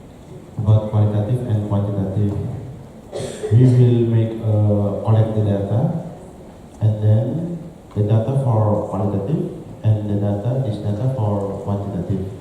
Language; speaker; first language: English; non-native, learner; Indonesian